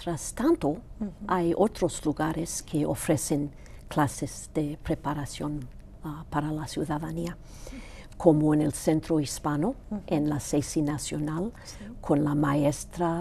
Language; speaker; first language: Spanish; non-native, local second language; Greek